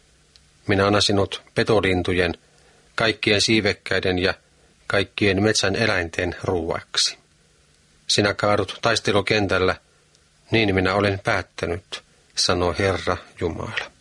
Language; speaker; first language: Finnish; native; Finnish